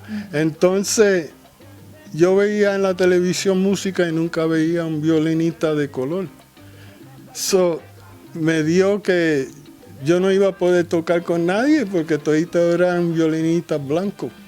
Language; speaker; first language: Spanish; early bilingual, heritage; Spanish